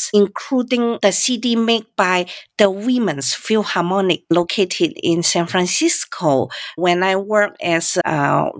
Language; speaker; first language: English; non-native, fluent; Cantonese